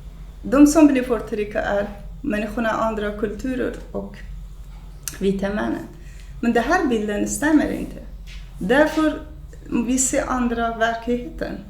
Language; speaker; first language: Swedish; non-native, fluent; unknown